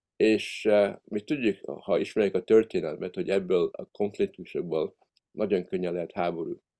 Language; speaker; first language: Hungarian; early bilingual, heritage; Hungarian